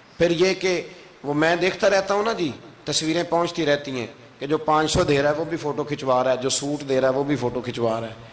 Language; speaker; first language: Urdu; non-native, local second language; Punjabi